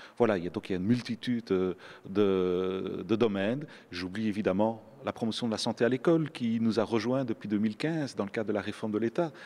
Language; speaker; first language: French; native; French